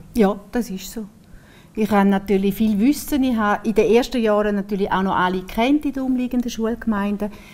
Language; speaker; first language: German; native; German